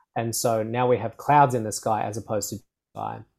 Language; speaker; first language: English; native; English